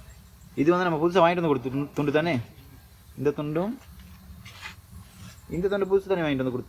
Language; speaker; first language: Tamil; native; Tamil